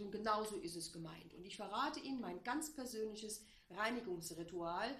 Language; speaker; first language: German; native; German